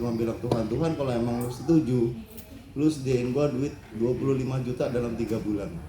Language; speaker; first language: Indonesian; native; Indonesian